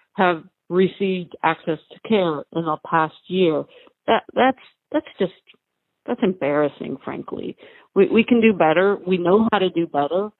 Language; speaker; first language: English; native; English